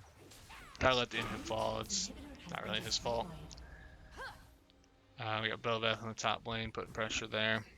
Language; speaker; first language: English; native; English